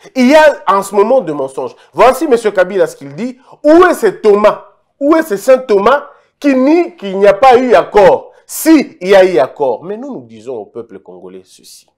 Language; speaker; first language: French; non-native, local second language; Lingala